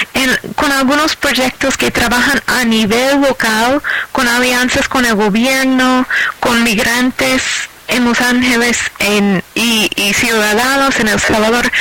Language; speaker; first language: Spanish; non-native, fluent; English